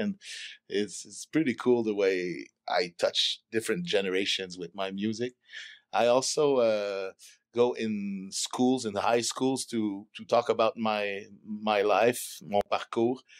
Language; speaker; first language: English; non-native, fluent; French